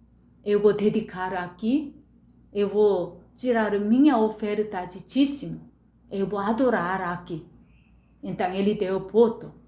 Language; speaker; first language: Portuguese; non-native, learner; Korean